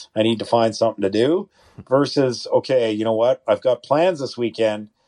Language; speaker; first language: English; native; English